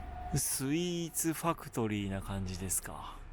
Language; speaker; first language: Japanese; native; Japanese